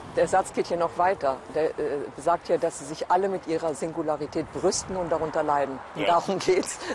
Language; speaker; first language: German; native; German